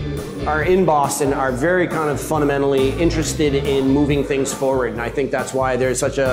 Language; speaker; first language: English; native; English